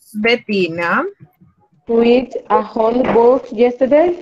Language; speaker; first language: English; non-native, learner; Spanish